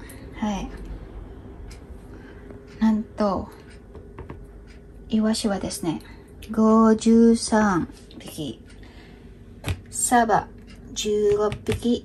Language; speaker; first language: Japanese; non-native, learner; Filipino